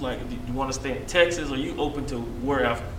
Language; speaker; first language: English; native; English